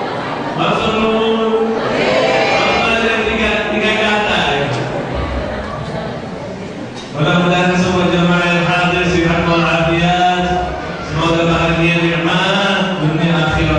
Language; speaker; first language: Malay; non-native, fluent; Arabic